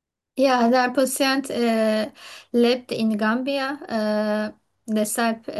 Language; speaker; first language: German; non-native, learner; Turkish